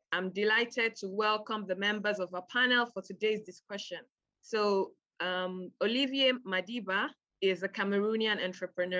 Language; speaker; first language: English; non-native, local second language; Yoruba